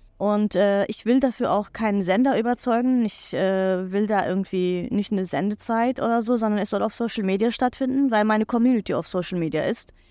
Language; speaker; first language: German; non-native, fluent; Turkish